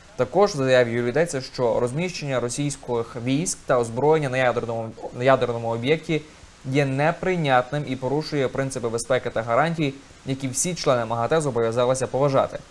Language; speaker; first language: Ukrainian; native; Ukrainian